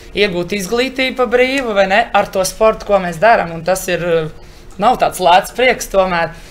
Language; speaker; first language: Latvian; native; Latvian